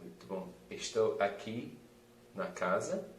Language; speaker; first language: Portuguese; non-native, fluent; English